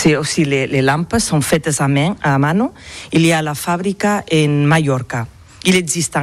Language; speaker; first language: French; non-native, learner; Catalan